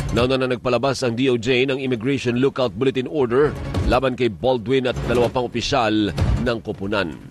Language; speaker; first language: Filipino; native; Filipino